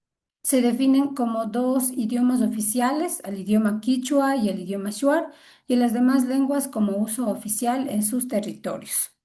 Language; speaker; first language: Spanish; native; Spanish